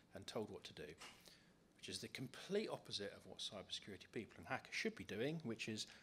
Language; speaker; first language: English; native; English